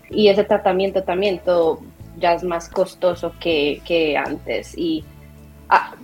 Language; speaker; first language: Spanish; native; Spanish